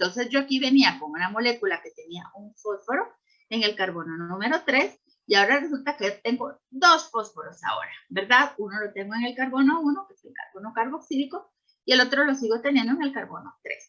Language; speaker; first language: Spanish; native; Spanish